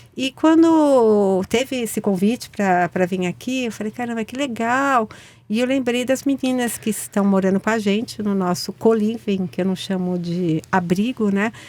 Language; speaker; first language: Portuguese; native; Portuguese